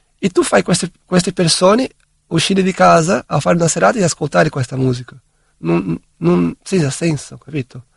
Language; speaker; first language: Italian; non-native, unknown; Portuguese